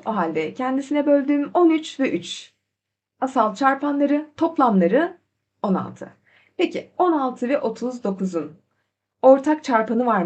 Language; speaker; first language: Turkish; native; Turkish